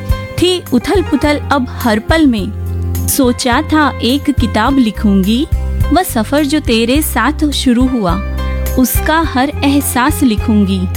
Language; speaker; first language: Hindi; native; Hindi